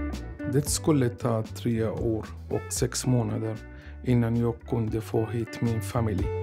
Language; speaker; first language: Swedish; non-native, learner; Arabic